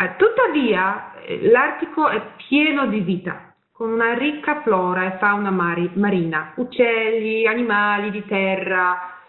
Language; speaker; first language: Italian; non-native, fluent; Polish